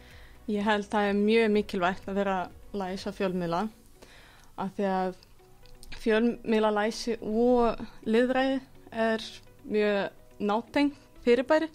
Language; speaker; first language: Icelandic; non-native, fluent; Russian